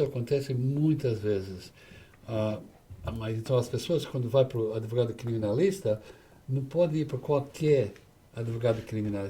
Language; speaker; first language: Portuguese; non-native, fluent; English